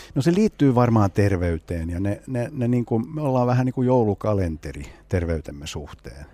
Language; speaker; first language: Finnish; non-native, local second language; Swedish